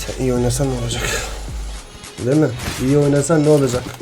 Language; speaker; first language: Turkish; native; Turkish